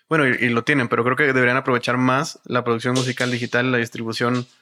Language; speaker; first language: Spanish; native; Spanish